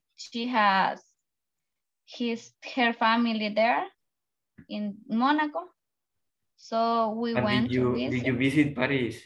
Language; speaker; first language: English; non-native, learner; Spanish